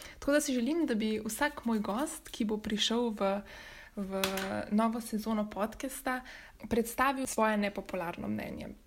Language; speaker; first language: Slovenian; native; Slovenian